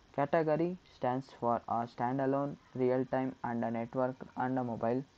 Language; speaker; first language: English; non-native, local second language; Kannada